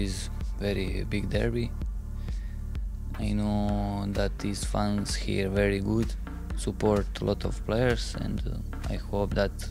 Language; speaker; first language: English; non-native, learner; Bosnian